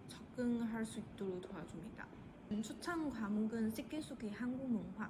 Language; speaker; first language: Korean; non-native, fluent; Chinese